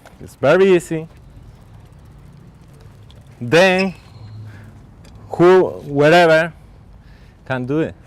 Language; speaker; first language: English; non-native, learner; Spanish